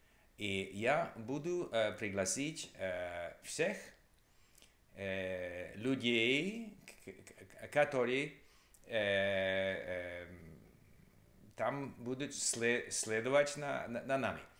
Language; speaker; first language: Russian; non-native, learner; English